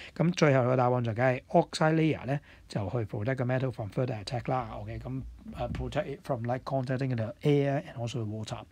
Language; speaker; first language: English; non-native, local second language; Cantonese